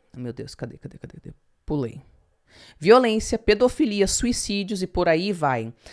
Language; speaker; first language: Portuguese; early bilingual, heritage; English